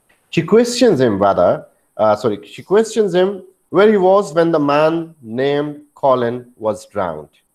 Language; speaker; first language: English; non-native, local second language; Urdu